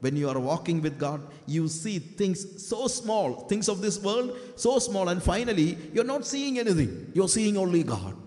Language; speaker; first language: English; non-native, local second language; Malayalam